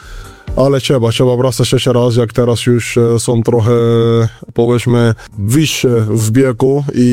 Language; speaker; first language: Polish; non-native, learner; Spanish